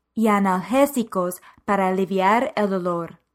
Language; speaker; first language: Spanish; non-native, fluent; English